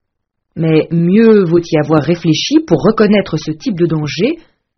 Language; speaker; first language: French; native; French